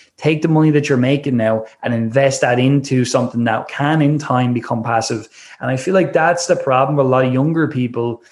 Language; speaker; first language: English; native; English